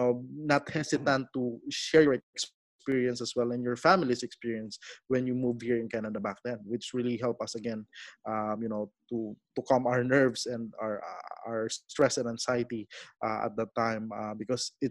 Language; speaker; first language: English; non-native, local second language; Filipino